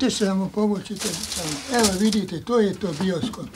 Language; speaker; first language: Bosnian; non-native, local second language; Hungarian